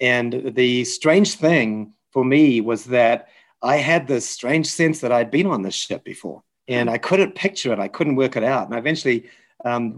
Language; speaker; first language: English; native; English